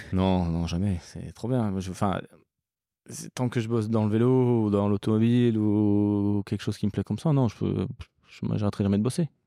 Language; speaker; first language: French; early bilingual, other home language; English